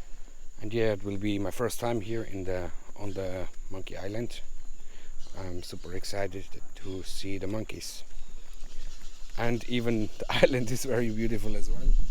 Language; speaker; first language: English; non-native, fluent; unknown